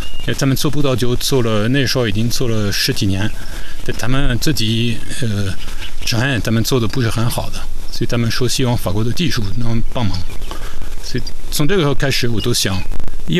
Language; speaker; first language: Chinese; non-native, fluent; French